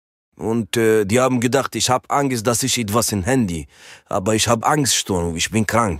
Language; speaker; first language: German; non-native, learner; French